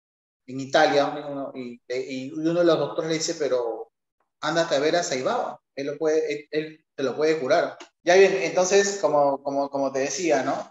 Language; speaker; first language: Spanish; native; Spanish